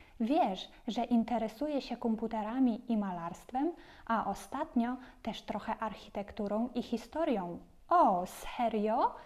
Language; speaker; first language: Polish; non-native, fluent; Ukrainian